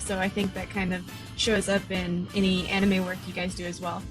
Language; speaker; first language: English; native; English